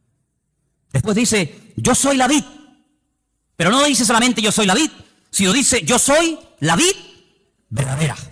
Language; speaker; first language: Spanish; native; Spanish